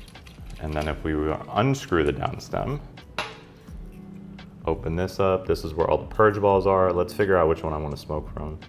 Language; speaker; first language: English; native; English